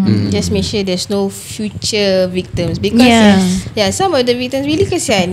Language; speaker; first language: English; non-native, local second language; Malay